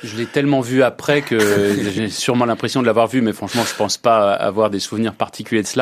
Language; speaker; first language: French; native; French